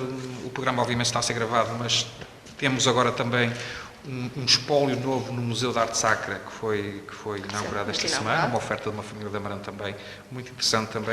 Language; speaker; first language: Portuguese; native; Portuguese